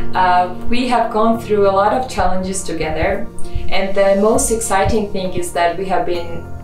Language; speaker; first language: English; non-native, fluent; Georgian